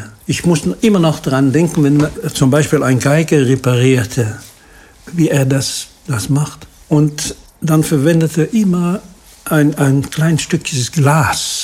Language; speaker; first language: German; non-native, fluent; Dutch